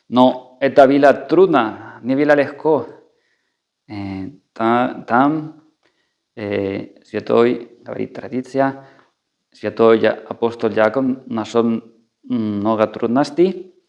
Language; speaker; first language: Russian; non-native, fluent; Spanish